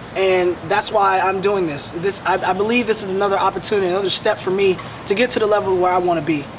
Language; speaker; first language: English; native; English